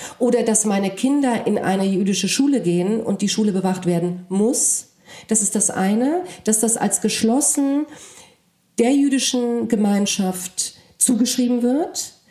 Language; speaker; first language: German; early bilingual, other home language; Polish